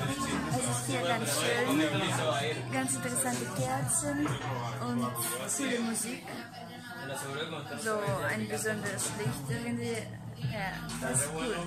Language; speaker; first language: German; non-native, fluent; Russian